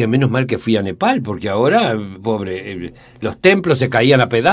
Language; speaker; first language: Spanish; native; Spanish